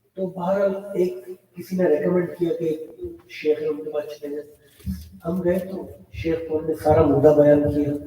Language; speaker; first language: Urdu; non-native, local second language; Pashto